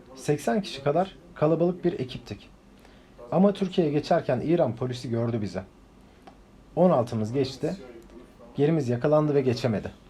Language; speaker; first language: Turkish; non-native, fluent; Uzbek